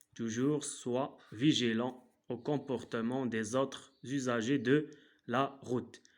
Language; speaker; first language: French; non-native, local second language; Arabic